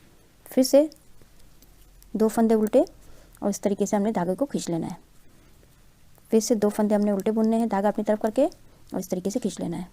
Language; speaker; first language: Hindi; non-native, local second language; Punjabi